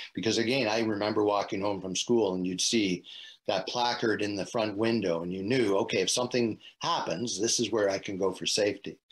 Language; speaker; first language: English; native; English